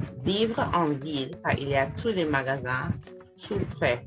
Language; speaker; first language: French; non-native, fluent; English